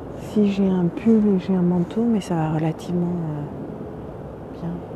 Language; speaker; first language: French; native; French